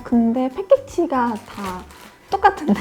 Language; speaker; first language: Korean; non-native, fluent; Vietnamese